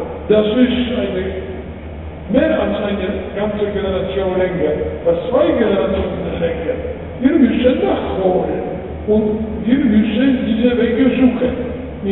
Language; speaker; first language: German; non-native, fluent; Polish